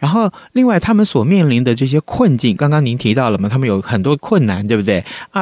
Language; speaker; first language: Chinese; native; Chinese